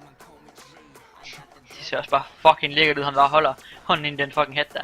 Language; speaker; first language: Danish; native; Danish